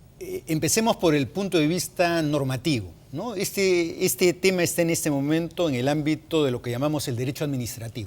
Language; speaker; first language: Spanish; native; Spanish